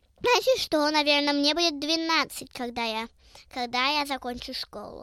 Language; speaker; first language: Russian; early bilingual, heritage; Russian